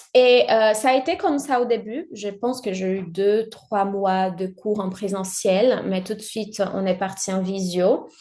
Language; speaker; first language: French; non-native, fluent; Portuguese